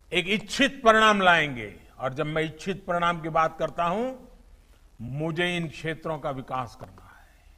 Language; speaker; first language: Hindi; non-native, local second language; Gujarati